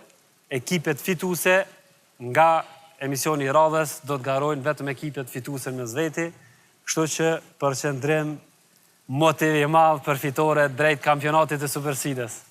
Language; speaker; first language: Albanian; native; Albanian